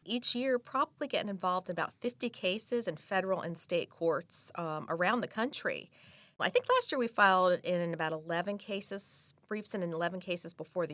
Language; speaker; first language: English; native; English